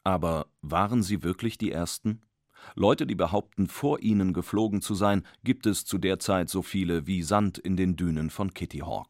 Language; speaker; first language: German; native; German